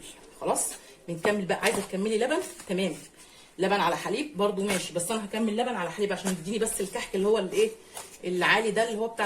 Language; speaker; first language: Arabic; native; Arabic